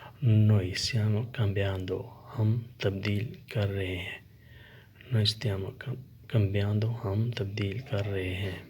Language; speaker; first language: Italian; non-native, learner; Urdu